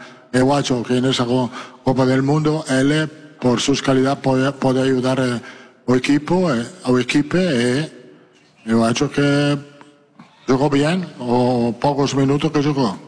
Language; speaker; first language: Portuguese; non-native, learner; Italian